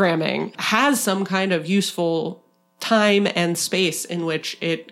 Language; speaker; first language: English; native; English